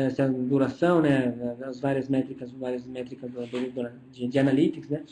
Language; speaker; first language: Portuguese; non-native, fluent; Italian